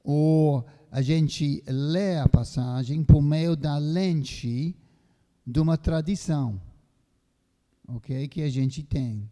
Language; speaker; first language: Portuguese; non-native, fluent; English